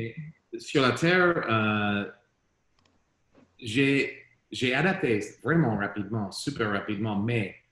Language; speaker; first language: French; non-native, learner; English